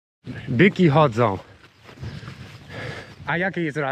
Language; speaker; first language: Polish; non-native, learner; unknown